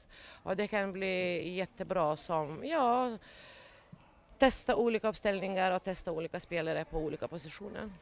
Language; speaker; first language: Swedish; non-native, fluent; Lithuanian